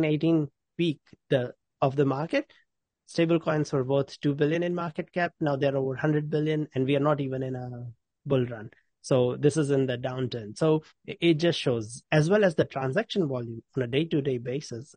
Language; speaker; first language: English; native; English